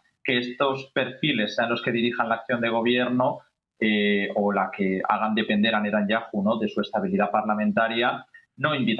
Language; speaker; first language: Spanish; native; Spanish